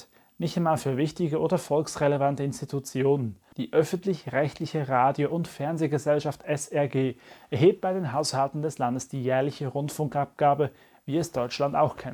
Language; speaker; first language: German; native; German